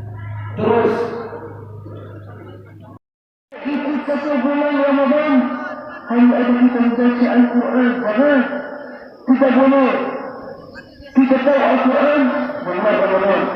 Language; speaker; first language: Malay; non-native, learner; Arabic